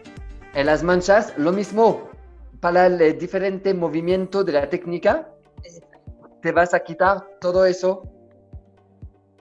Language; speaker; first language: Spanish; non-native, learner; French